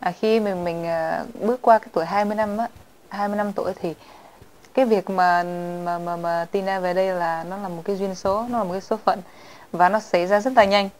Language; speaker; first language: Vietnamese; early bilingual, heritage; Vietnamese